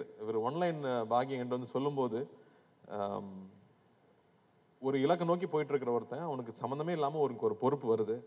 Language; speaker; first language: Tamil; native; Tamil